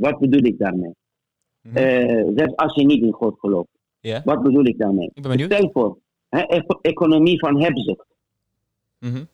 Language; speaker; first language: Dutch; non-native, fluent; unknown